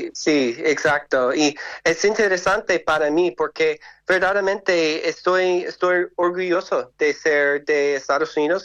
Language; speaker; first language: Spanish; non-native, fluent; English